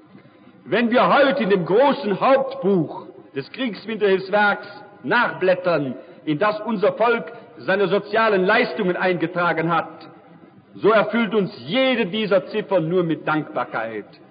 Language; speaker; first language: German; native; German